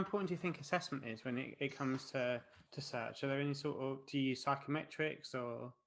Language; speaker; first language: English; native; English